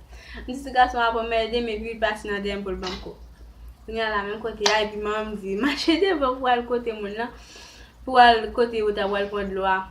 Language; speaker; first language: French; non-native, learner; Haitian Creole